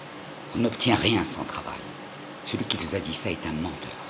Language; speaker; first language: French; non-native, local second language; Arabic